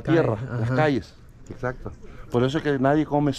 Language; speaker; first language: Spanish; native; Spanish